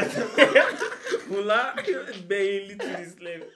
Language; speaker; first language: Turkish; non-native, learner; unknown